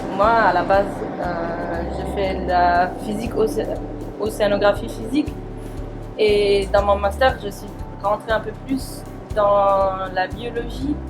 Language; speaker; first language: French; non-native, fluent; German